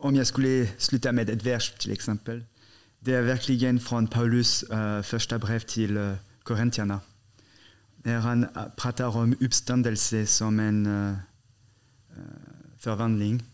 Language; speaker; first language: Swedish; non-native, fluent; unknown